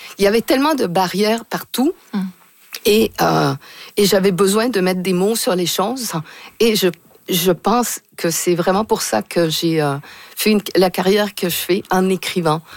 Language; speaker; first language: French; native; French